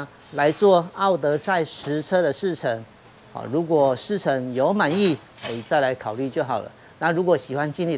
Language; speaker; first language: Chinese; native; Chinese